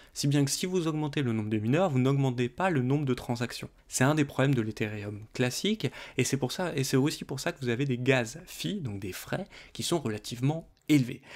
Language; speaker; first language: French; native; French